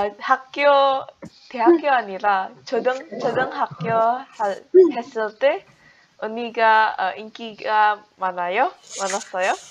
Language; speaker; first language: Korean; non-native, learner; Indonesian